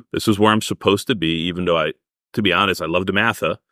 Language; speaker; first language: English; native; English